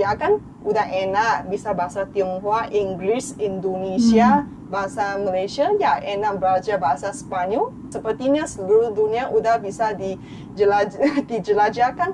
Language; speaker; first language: Indonesian; non-native, fluent; Chinese